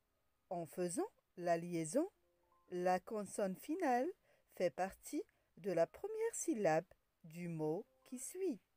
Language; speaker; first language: French; non-native, local second language; Arabic